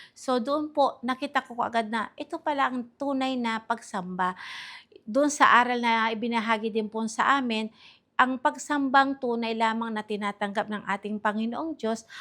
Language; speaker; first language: Filipino; native; Filipino